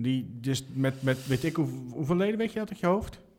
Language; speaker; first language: Dutch; native; Dutch